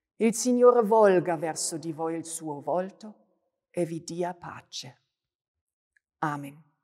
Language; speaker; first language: Italian; non-native, fluent; German